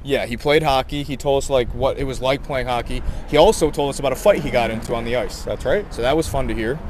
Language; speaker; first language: English; native; English